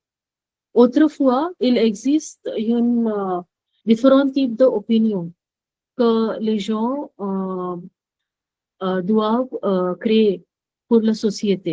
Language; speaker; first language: French; non-native, learner; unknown